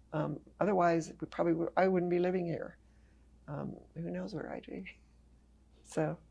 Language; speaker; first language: English; native; English